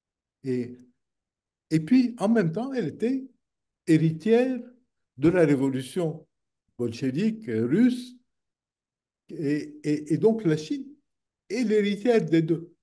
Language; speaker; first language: French; non-native, local second language; Arabic